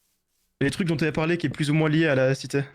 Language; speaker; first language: French; native; French